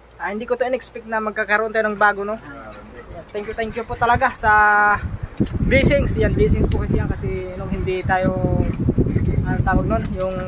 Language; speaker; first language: Filipino; non-native, local second language; Cebuano